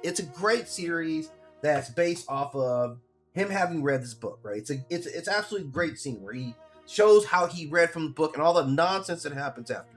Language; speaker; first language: English; native; English